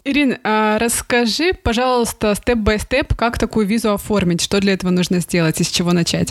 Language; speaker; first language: Russian; native; Russian